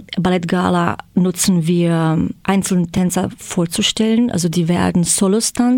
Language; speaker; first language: German; non-native, fluent; Croatian